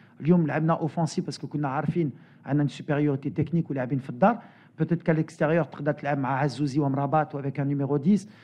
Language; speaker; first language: French; native; French